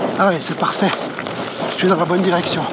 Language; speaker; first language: French; native; French